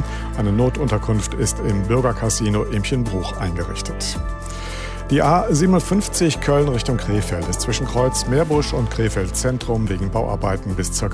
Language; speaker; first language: German; native; German